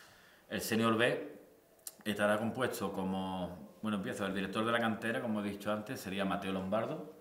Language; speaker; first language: Spanish; native; Spanish